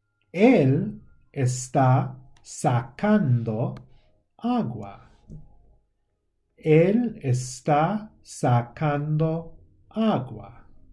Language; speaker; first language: Spanish; non-native, fluent; English